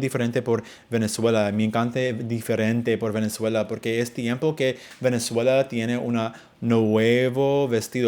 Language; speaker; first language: Spanish; non-native, learner; English